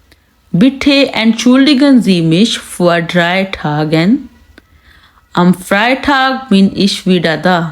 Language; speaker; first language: German; non-native, fluent; Urdu